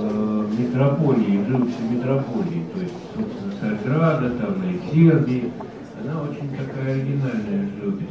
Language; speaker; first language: Russian; native; Russian